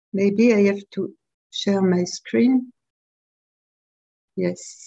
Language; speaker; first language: English; non-native, fluent; French